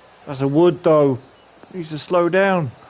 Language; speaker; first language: English; native; English